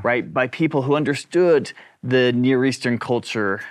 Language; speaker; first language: English; native; English